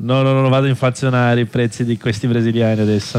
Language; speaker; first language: Italian; non-native, fluent; Portuguese